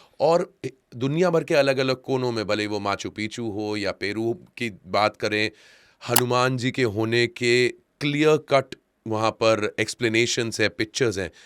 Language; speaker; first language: Hindi; native; Hindi